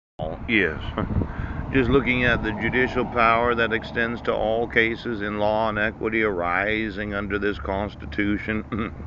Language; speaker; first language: English; native; English